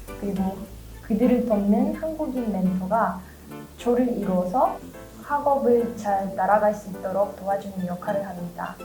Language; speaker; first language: Korean; non-native, fluent; Russian